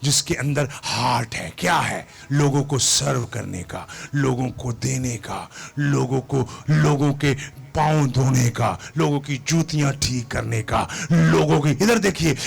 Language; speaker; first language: Urdu; non-native, local second language; Punjabi